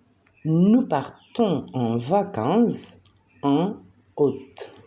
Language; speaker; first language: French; non-native, fluent; Spanish